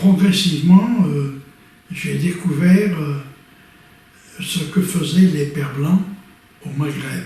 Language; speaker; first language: French; native; French